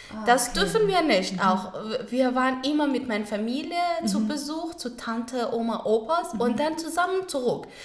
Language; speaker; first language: German; non-native, fluent; Pashto